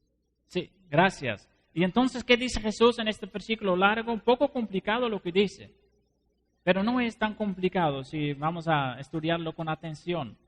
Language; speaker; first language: Spanish; non-native, fluent; Dutch